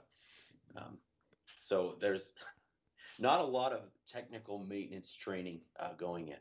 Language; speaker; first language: English; native; English